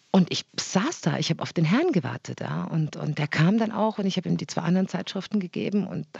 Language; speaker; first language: German; native; German